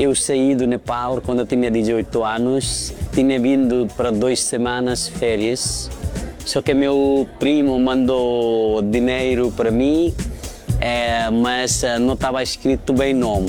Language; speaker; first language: Portuguese; non-native, fluent; Nepali